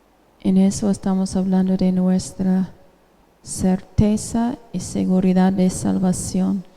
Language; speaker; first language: Spanish; non-native, fluent; English